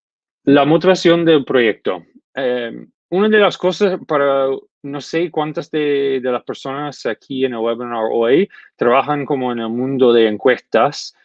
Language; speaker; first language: Spanish; non-native, fluent; English